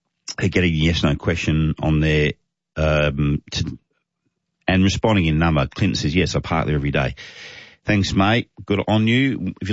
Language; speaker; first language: English; native; English